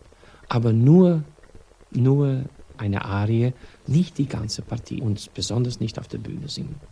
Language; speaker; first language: German; non-native, fluent; Swedish